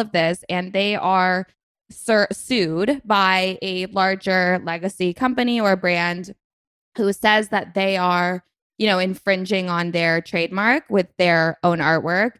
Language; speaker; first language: English; native; English